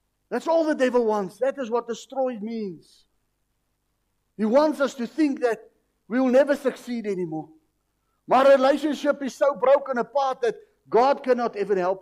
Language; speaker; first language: English; non-native, local second language; Afrikaans